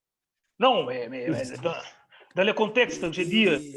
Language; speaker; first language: French; non-native, learner; Portuguese